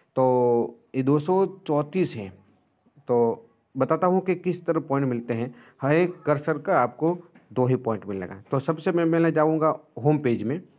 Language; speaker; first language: Hindi; non-native, local second language; Gujarati